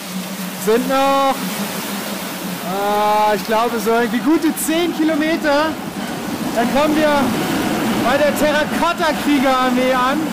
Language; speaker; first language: German; native; German